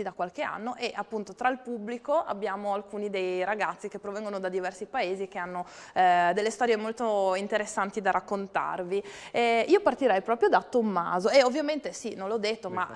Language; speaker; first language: Italian; native; Italian